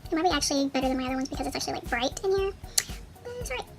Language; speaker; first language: English; native; English